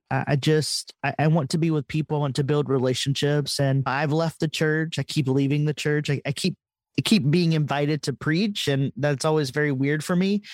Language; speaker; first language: English; native; English